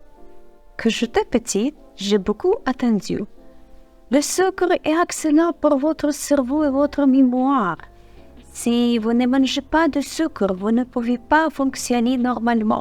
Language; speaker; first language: French; non-native, fluent; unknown